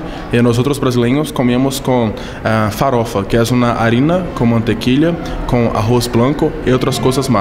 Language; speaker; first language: Spanish; non-native, fluent; Portuguese